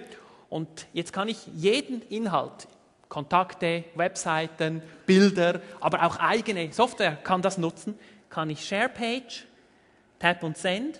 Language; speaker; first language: German; native; German